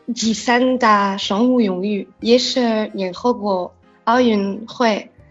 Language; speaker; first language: Chinese; non-native, learner; French